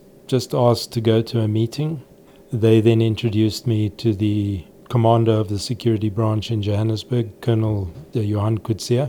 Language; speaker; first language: English; native; English